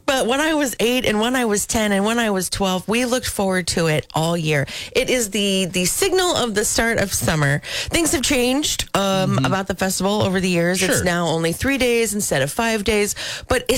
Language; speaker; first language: English; native; English